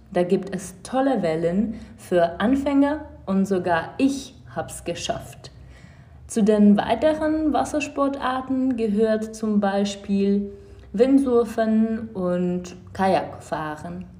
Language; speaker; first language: German; non-native, fluent; Czech